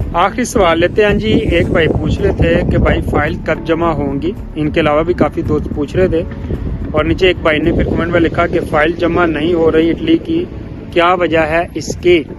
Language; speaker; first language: Urdu; native; Urdu